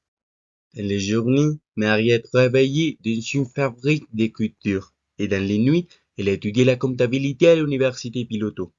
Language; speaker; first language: French; non-native, learner; Spanish